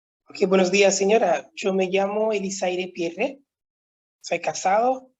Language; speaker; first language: Spanish; non-native, local second language; Haitian Creole